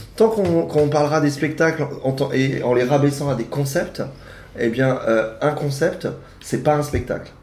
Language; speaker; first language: French; native; French